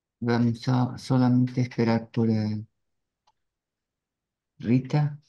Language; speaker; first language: Spanish; non-native, learner; Portuguese